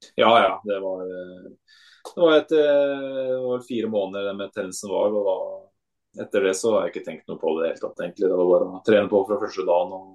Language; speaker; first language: Norwegian; native; Norwegian